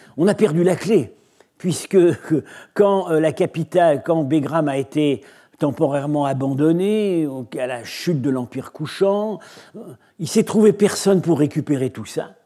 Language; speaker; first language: French; native; French